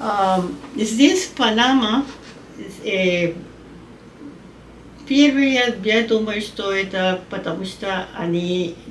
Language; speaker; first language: Russian; non-native, learner; Spanish